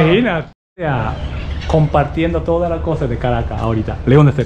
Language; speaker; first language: Spanish; non-native, learner; Japanese